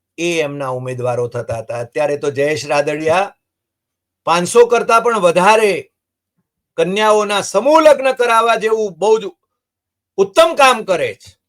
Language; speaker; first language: Gujarati; native; Gujarati